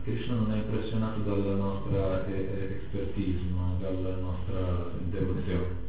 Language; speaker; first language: Italian; native; Italian